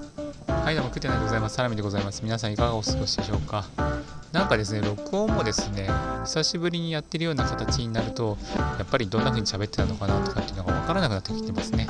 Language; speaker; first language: Japanese; native; Japanese